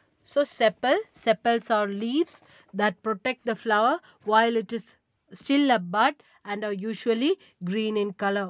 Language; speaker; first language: English; non-native, local second language; Tamil